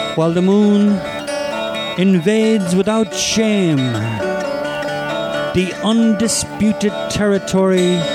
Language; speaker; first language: English; native; English